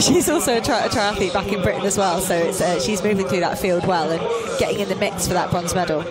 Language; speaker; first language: English; native; English